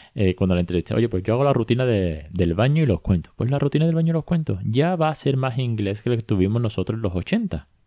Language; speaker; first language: Spanish; native; Spanish